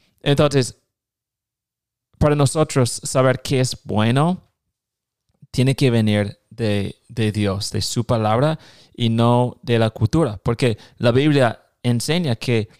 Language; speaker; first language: Spanish; non-native, fluent; English